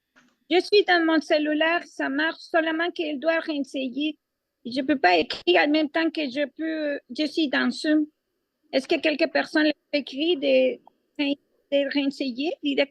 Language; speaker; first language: French; non-native, learner; Spanish